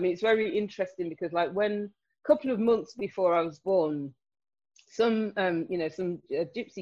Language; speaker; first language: English; native; English